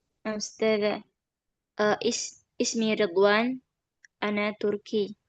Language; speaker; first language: Arabic; non-native, learner; Indonesian